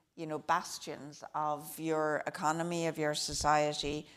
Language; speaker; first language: English; native; English